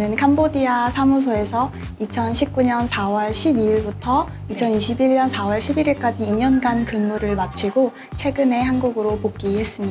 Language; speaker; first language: Korean; native; Korean